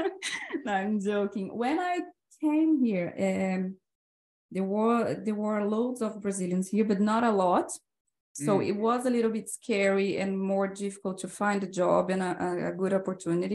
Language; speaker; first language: English; non-native, fluent; Portuguese